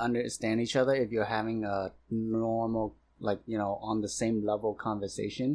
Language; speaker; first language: English; non-native, local second language; Cantonese